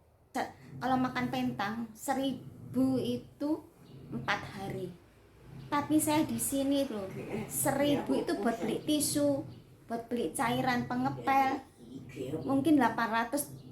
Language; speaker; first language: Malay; non-native, local second language; Javanese